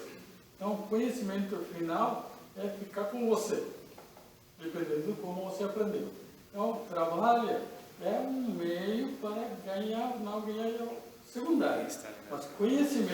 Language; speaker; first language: Portuguese; non-native, learner; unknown